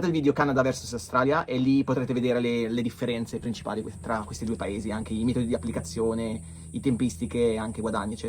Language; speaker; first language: Italian; native; Italian